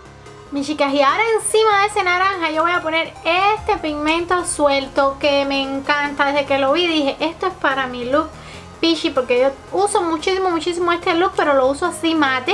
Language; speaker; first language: Spanish; native; Spanish